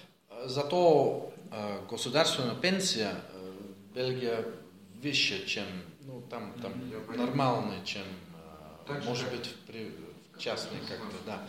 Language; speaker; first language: Russian; non-native, learner; Dutch